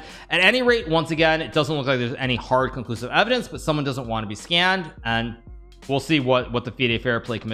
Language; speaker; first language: English; native; English